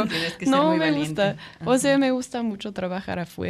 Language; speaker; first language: Spanish; non-native, fluent; English